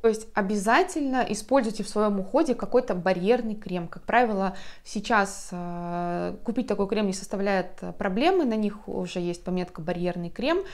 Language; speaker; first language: Russian; native; Russian